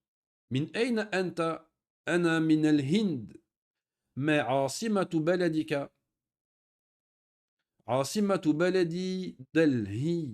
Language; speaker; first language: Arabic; non-native, fluent; French